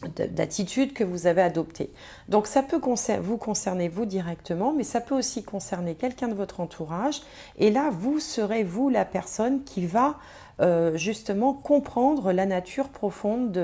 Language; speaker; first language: French; native; French